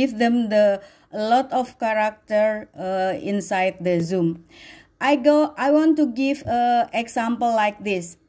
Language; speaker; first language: English; non-native, learner; Indonesian